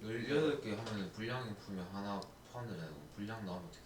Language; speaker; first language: Korean; native; Korean